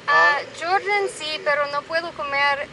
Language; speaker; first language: Spanish; non-native, learner; English